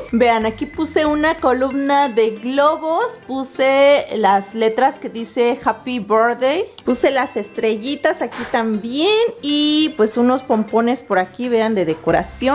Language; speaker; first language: Spanish; native; Spanish